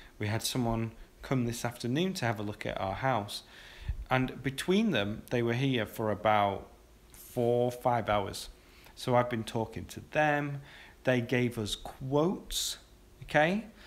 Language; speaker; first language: English; native; English